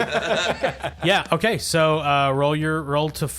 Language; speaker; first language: English; native; English